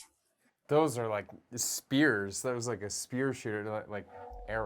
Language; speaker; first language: English; native; English